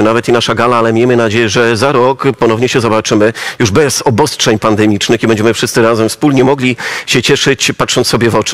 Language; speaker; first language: Polish; native; Polish